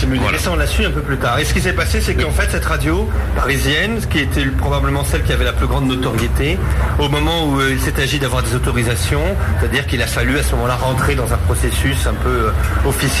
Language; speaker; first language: French; native; French